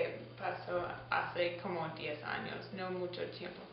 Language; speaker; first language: Spanish; non-native, learner; English